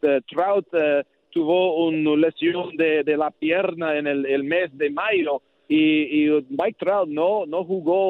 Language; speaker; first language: Spanish; non-native, learner; English